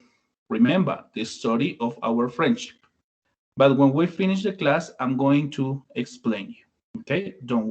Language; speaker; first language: English; non-native, learner; Spanish